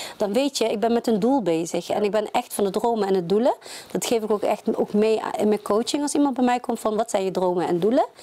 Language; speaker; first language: Dutch; early bilingual, other home language; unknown